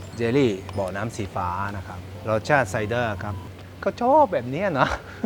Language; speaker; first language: Thai; non-native, fluent; Japanese